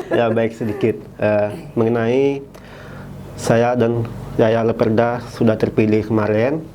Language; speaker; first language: Indonesian; native; Indonesian